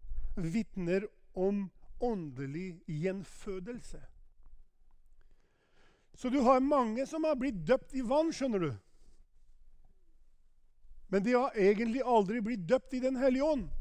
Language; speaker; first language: Norwegian; non-native, fluent; Albanian